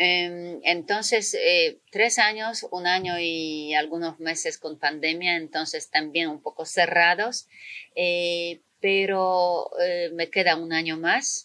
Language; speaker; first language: Spanish; non-native, fluent; Polish